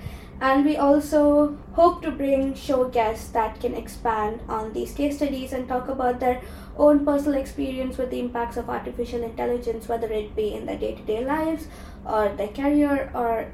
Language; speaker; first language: English; non-native, local second language; Tamil